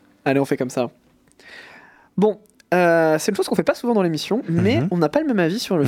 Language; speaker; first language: French; native; French